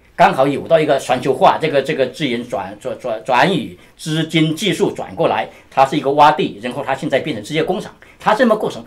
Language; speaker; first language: Chinese; native; Chinese